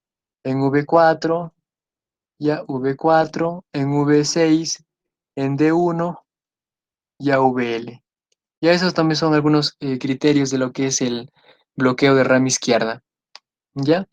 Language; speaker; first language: Spanish; native; Spanish